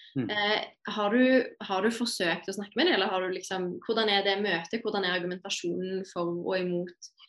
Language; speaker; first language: Norwegian; native; Norwegian